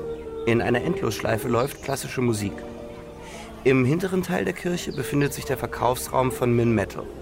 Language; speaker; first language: German; native; German